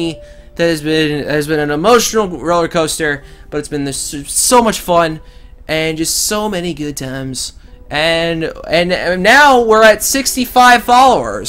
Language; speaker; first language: English; native; English